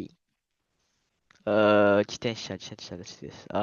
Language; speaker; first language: Japanese; non-native, learner; Malay